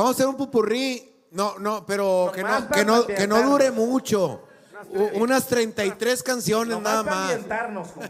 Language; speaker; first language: Spanish; native; Spanish